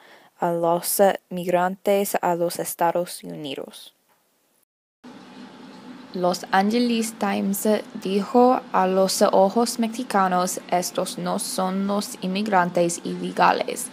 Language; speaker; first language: Spanish; non-native, learner; English